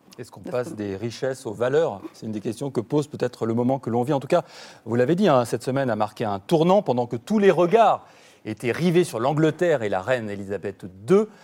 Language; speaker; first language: French; native; French